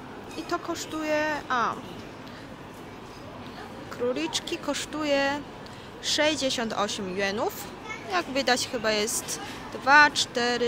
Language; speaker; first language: Polish; non-native, learner; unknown